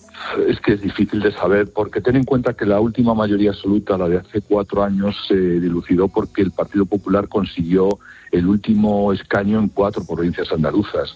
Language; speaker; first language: Spanish; native; Spanish